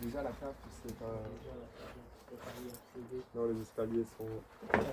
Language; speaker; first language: French; native; French